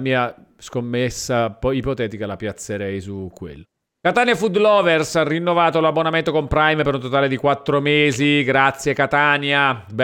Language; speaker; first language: Italian; native; Italian